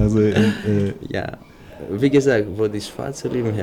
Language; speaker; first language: German; non-native, fluent; Greek